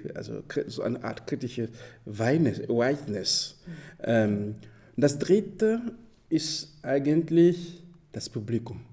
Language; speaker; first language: German; non-native, fluent; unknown